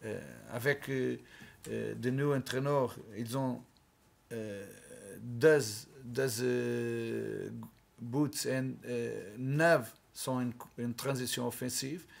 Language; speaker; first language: French; non-native, learner; Portuguese